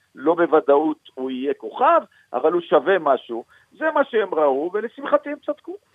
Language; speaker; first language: Hebrew; native; Hebrew